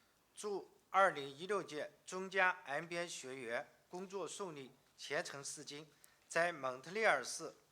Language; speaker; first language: Chinese; native; Chinese